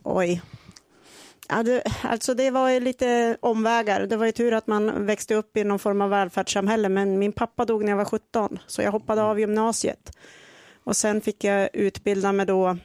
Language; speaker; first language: Swedish; native; Swedish